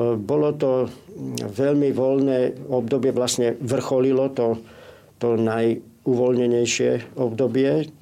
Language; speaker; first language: Slovak; native; Slovak